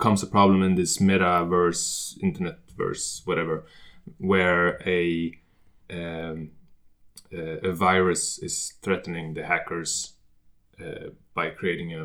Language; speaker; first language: English; non-native, fluent; Swedish